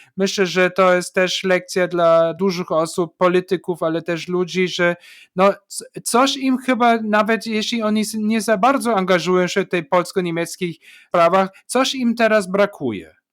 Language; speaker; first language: Polish; non-native, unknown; German